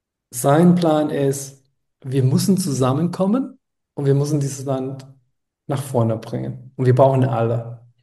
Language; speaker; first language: German; non-native, fluent; Spanish